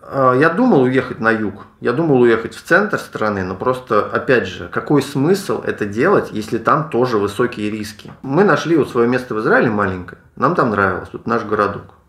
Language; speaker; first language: Russian; native; Russian